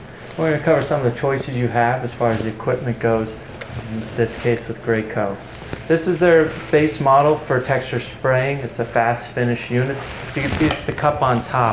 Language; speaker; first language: English; native; English